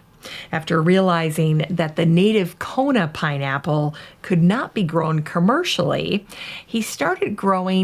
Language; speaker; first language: English; native; English